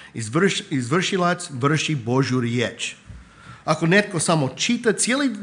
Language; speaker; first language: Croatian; non-native, fluent; English